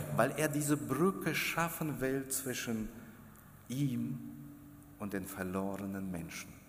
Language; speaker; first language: German; non-native, fluent; Russian